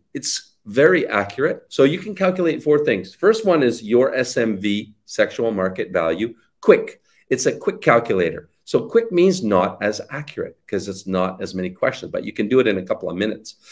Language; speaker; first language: English; native; English